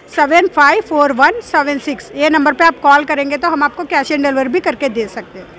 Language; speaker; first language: Hindi; non-native, local second language; Kannada